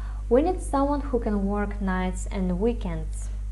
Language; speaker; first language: English; non-native, fluent; Ukrainian